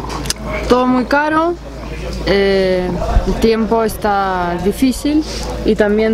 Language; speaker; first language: Spanish; non-native, fluent; Russian